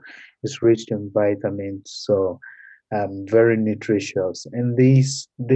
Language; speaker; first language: English; non-native, local second language; Ewe